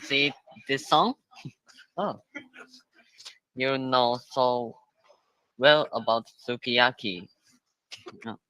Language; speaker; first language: English; non-native, learner; Japanese